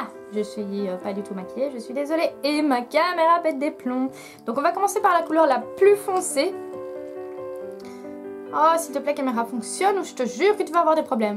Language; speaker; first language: French; native; French